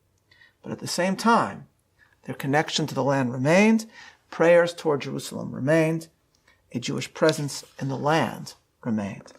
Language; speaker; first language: English; native; English